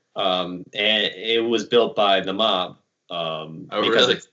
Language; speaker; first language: English; early bilingual, other home language; Ukrainian